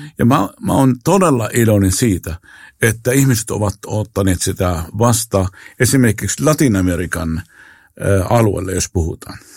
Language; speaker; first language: Finnish; non-native, fluent; Arabic